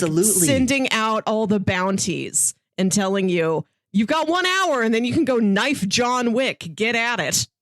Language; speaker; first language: English; native; English